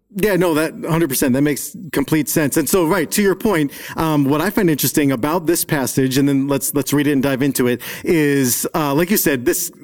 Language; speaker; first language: English; native; English